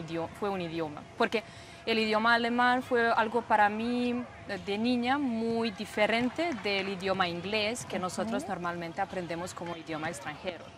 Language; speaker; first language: Spanish; non-native, fluent; Serbian